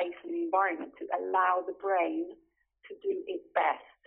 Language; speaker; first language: English; native; English